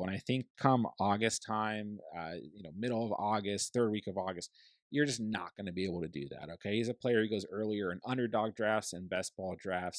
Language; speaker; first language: English; native; English